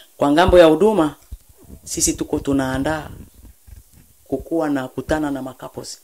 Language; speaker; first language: Swahili; native; Swahili